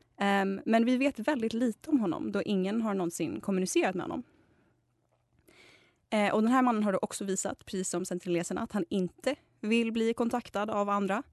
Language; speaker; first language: Swedish; native; Swedish